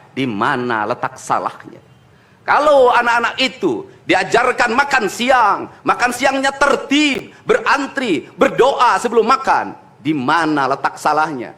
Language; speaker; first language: Indonesian; native; Indonesian